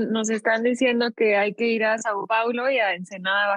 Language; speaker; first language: Spanish; native; Spanish